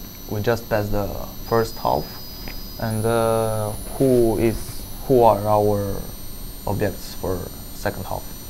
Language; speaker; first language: English; non-native, learner; Albanian